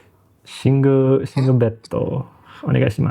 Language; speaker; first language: Japanese; non-native, learner; Indonesian